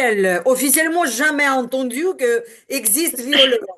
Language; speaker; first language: French; non-native, learner; Ukrainian